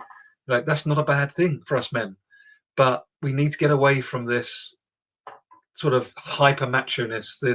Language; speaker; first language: English; native; English